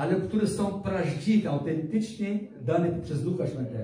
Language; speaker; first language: Polish; non-native, learner; Portuguese